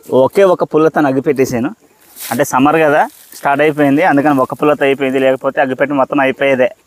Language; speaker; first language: Telugu; non-native, local second language; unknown